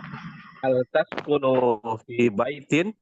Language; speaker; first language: Arabic; non-native, learner; Indonesian